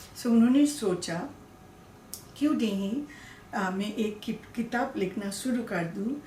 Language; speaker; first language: Hindi; non-native, learner; Bangla